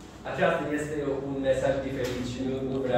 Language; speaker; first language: Romanian; non-native, learner; English